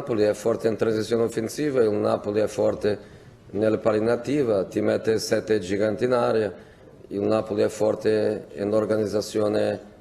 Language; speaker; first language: Italian; non-native, fluent; Portuguese